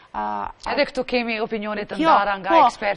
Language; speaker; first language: Albanian; native; Albanian